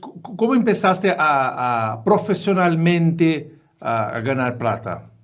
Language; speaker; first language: Spanish; non-native, fluent; Portuguese